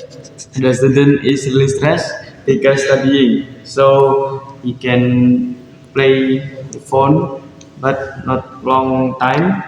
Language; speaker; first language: English; non-native, learner; Indonesian